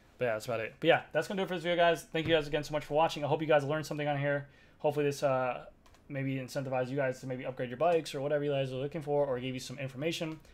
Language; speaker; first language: English; native; English